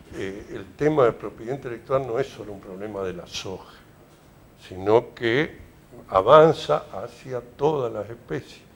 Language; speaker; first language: Spanish; native; Spanish